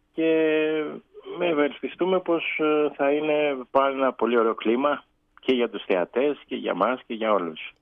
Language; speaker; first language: Greek; early bilingual, other home language; English